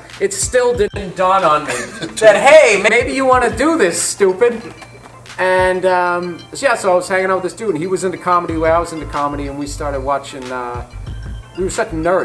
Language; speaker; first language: English; native; English